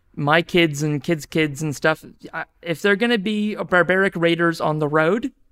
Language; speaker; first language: English; native; English